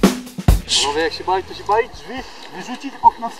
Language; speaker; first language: Polish; native; Polish